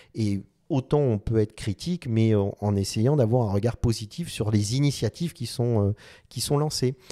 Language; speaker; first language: French; non-native, local second language; Arabic